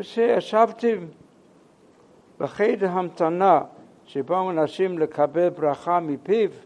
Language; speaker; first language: Hebrew; non-native, fluent; English